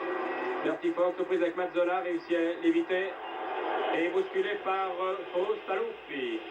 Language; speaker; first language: French; native; French